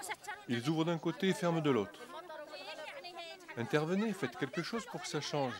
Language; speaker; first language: French; native; French